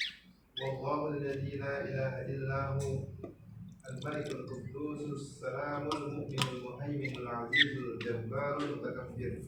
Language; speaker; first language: Arabic; non-native, learner; Indonesian